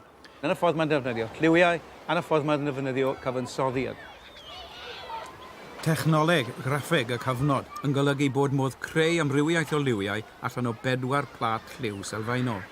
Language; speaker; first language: Welsh; native; Welsh